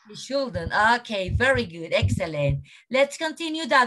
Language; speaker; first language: English; non-native, learner; Spanish